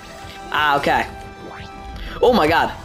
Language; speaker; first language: English; native; English